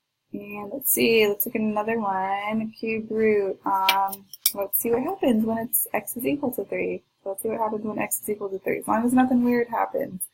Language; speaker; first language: English; native; English